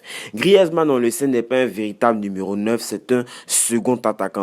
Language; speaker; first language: French; native; French